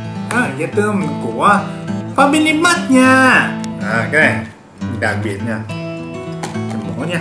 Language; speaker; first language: Vietnamese; non-native, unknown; Japanese